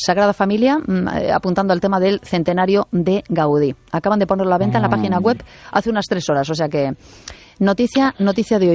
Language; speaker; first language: Spanish; native; Spanish